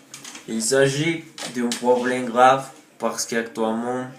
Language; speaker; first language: French; non-native, learner; Spanish